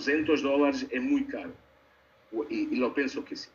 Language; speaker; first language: Spanish; non-native, learner; Portuguese